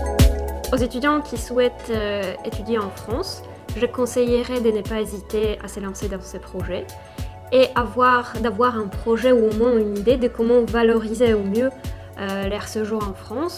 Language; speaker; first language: French; non-native, fluent; Polish